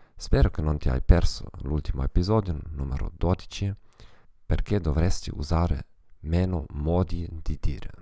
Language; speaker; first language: Italian; non-native, fluent; German